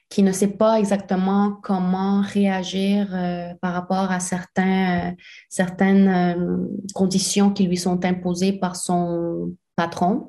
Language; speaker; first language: French; native; French